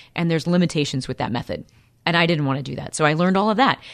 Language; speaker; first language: English; native; English